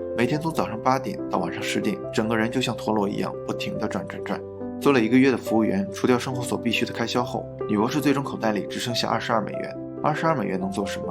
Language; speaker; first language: Chinese; native; Chinese